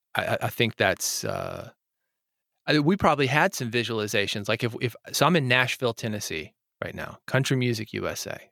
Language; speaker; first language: English; native; English